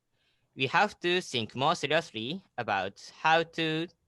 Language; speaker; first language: English; non-native, learner; Japanese